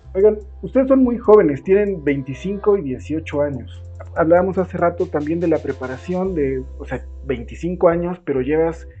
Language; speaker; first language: Spanish; native; Spanish